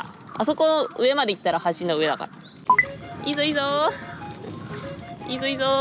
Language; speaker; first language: Japanese; native; Japanese